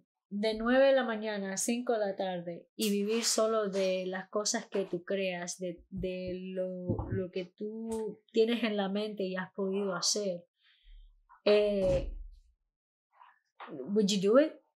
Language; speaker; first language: Spanish; early bilingual, heritage; Spanish